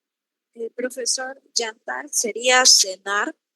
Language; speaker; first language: Spanish; non-native, learner; Portuguese